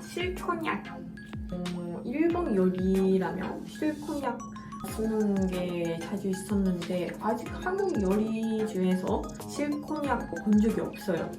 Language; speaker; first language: Korean; non-native, fluent; Japanese